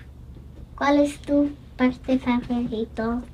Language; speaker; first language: Spanish; non-native, learner; English